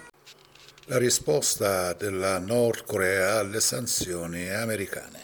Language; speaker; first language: Italian; non-native, fluent; Persian